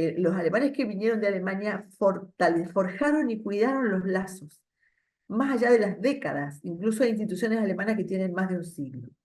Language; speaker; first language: Spanish; non-native, local second language; German